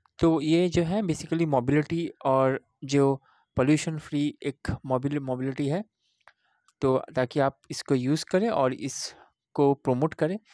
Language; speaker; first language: Hindi; non-native, local second language; Bangla